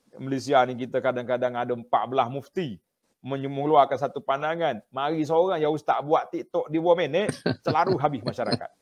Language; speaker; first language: Malay; native; Malay